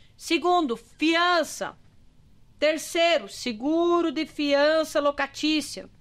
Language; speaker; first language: Portuguese; native; Portuguese